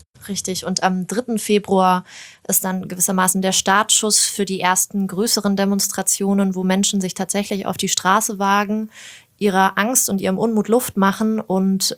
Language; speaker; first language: German; native; German